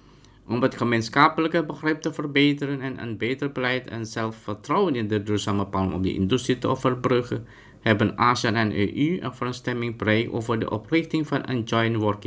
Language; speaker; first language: Dutch; non-native, fluent; Indonesian